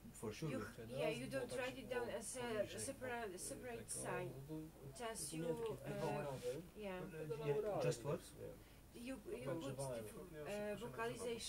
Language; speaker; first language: English; non-native, fluent; Polish